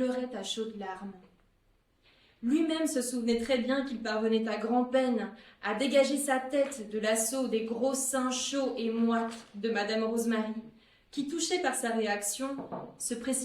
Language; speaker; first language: French; native; French